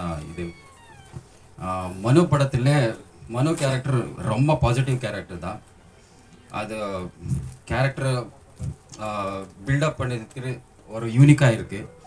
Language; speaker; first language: Tamil; non-native, learner; Kannada